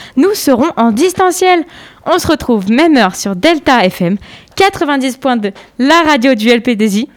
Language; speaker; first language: French; native; French